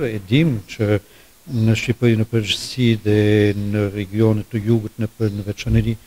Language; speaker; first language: Albanian; non-native, fluent; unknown